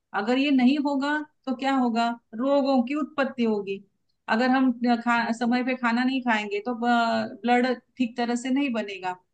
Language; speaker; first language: Hindi; non-native, local second language; Marathi